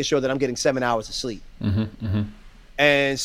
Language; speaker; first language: English; native; English